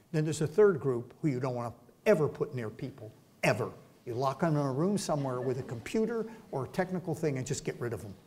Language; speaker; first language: English; native; English